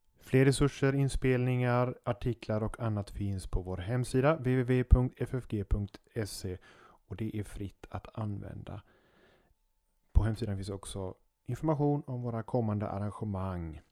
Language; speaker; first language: Swedish; native; Swedish